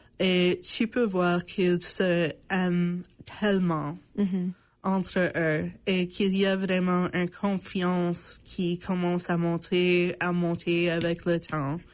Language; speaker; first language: French; non-native, local second language; English